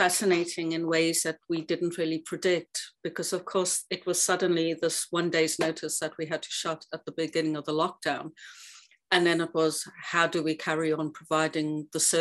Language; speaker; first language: English; native; English